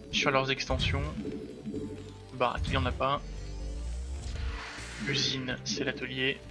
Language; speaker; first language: French; native; French